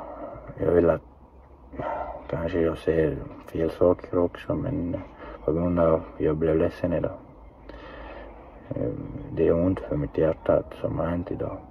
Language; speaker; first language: Swedish; non-native, fluent; Chechen